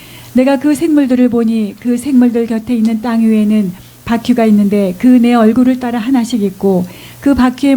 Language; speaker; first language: Korean; native; Korean